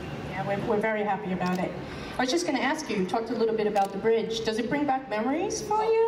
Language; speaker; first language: English; native; English